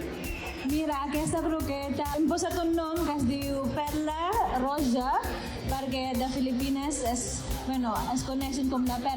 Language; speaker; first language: Catalan; non-native, fluent; Filipino